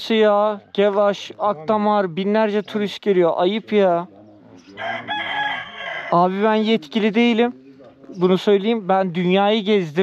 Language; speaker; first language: Turkish; native; Turkish